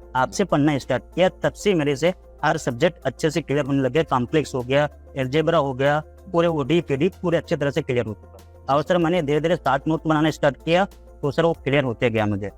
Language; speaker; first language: Hindi; native; Hindi